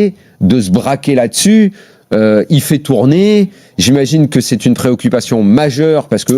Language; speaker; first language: French; native; French